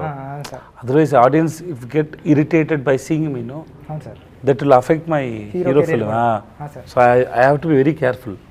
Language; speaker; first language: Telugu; non-native, learner; Tamil